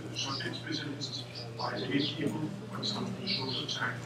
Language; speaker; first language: English; non-native, fluent; Danish